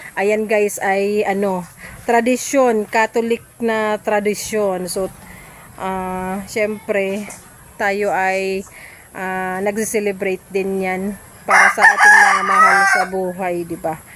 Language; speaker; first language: Filipino; non-native, local second language; Bikol